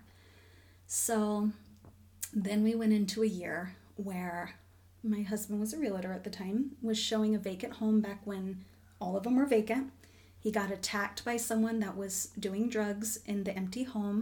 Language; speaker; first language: English; native; English